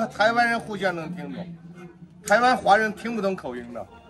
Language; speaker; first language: Chinese; native; Chinese